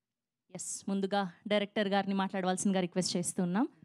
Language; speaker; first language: Telugu; native; Telugu